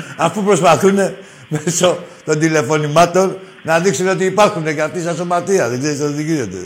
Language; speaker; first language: Greek; native; Greek